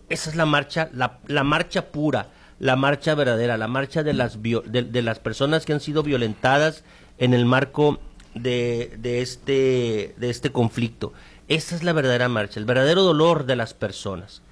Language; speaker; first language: Spanish; native; Spanish